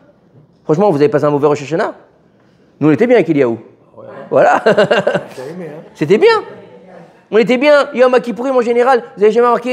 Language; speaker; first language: French; native; French